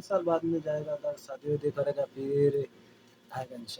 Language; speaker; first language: Hindi; non-native, learner; Bangla